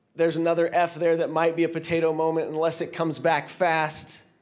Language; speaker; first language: English; native; English